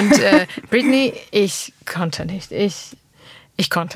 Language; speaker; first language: German; non-native, learner; Armenian